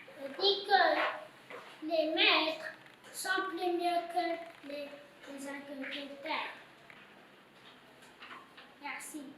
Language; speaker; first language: French; non-native, learner; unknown